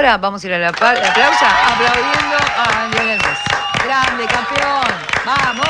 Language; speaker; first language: Spanish; native; Spanish